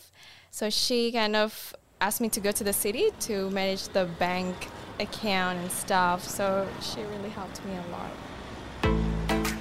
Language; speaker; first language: English; non-native, fluent; Indonesian